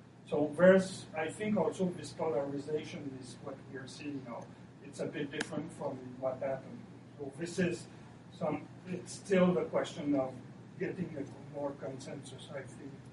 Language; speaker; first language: English; non-native, fluent; French